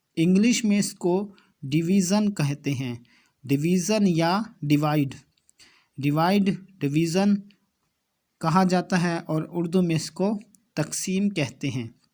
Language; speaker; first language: Urdu; native; Urdu